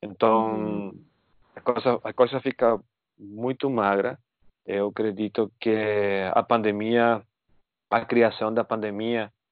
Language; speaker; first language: Portuguese; non-native, fluent; Spanish